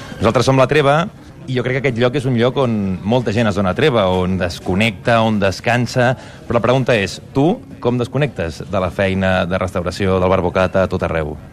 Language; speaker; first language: Catalan; native; Catalan